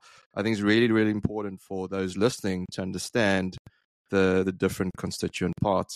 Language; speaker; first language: English; native; English